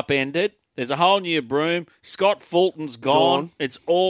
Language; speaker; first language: English; native; English